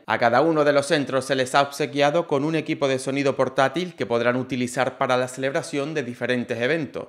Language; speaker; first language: Spanish; native; Spanish